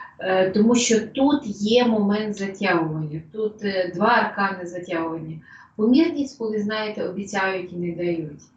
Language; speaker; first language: Ukrainian; non-native, local second language; Russian